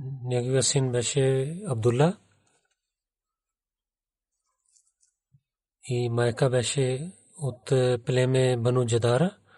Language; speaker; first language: Bulgarian; non-native, learner; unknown